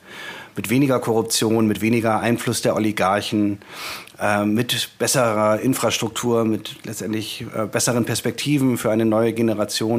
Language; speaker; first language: German; native; German